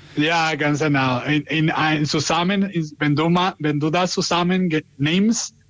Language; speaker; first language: German; non-native, learner; Spanish